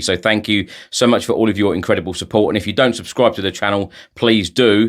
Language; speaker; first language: English; native; English